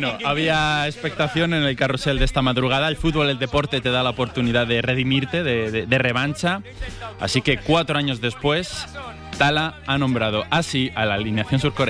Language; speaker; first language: Spanish; native; Spanish